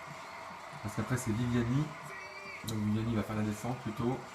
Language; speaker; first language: French; native; French